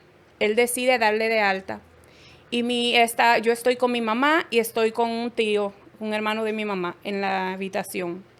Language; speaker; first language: Spanish; native; Spanish